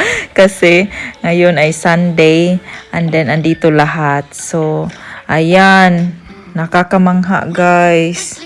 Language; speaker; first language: Filipino; non-native, local second language; Cebuano